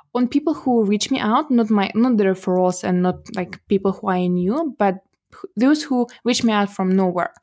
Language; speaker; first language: English; non-native, fluent; Russian